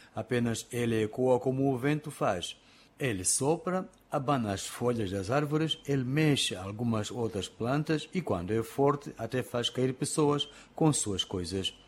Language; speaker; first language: Portuguese; non-native, local second language; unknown